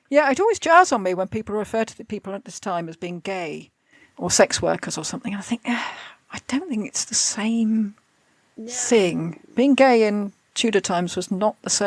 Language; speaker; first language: English; native; English